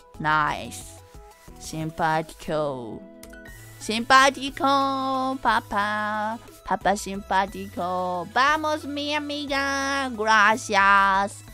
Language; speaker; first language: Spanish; non-native, learner; Japanese